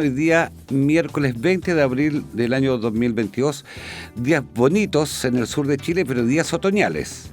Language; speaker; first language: Spanish; native; Spanish